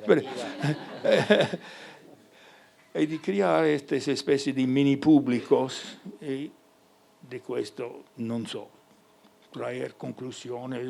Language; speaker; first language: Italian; non-native, fluent; English